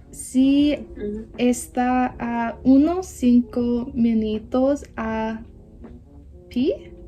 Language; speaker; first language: Spanish; non-native, learner; English